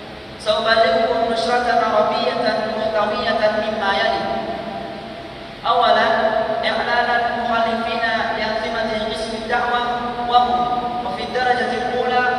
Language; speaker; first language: Arabic; non-native, learner; Indonesian